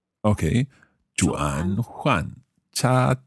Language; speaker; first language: Chinese; non-native, learner; English